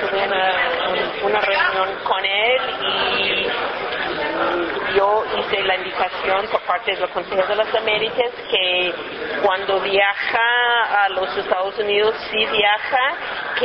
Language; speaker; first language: Spanish; non-native, fluent; English